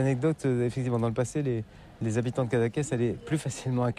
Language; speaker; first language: French; native; French